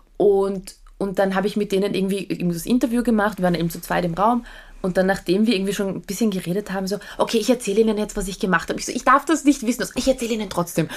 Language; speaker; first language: German; early bilingual, other home language; Polish